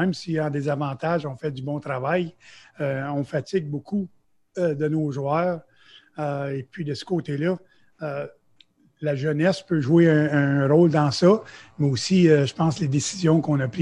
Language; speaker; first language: French; native; French